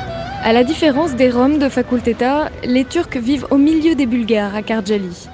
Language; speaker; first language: French; native; French